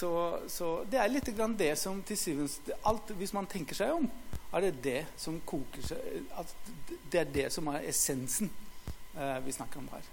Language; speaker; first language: Norwegian; non-native, fluent; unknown